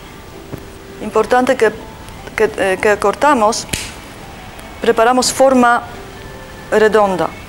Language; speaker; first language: Spanish; non-native, learner; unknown